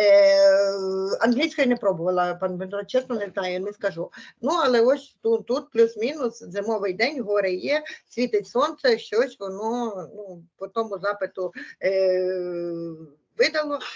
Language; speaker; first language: Ukrainian; native; Ukrainian